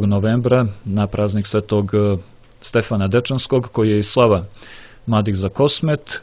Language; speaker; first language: Croatian; native; Croatian